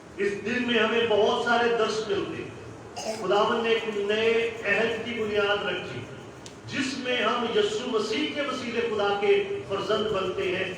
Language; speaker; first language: Urdu; non-native, local second language; Punjabi